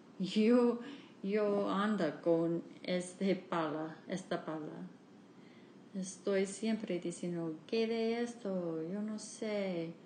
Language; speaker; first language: Spanish; non-native, learner; English